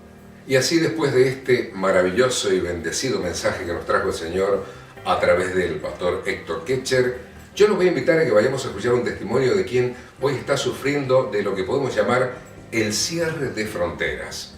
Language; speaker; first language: Spanish; native; Spanish